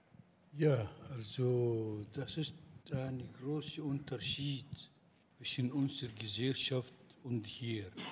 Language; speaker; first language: German; non-native, fluent; Arabic